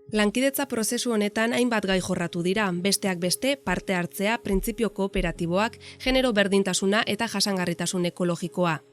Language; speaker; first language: Basque; native; Basque